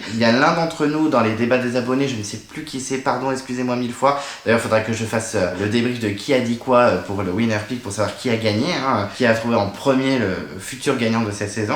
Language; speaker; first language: French; native; French